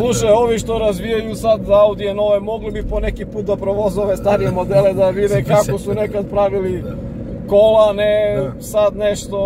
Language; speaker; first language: Serbian; native; Serbian